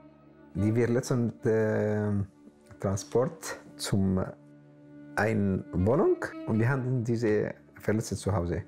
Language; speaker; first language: German; non-native, learner; Arabic